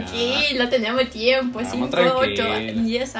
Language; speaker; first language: Spanish; non-native, fluent; Ukrainian